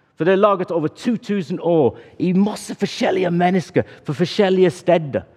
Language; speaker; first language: Norwegian; non-native, fluent; English